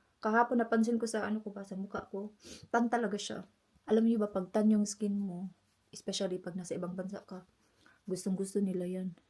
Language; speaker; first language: Filipino; non-native, local second language; Cebuano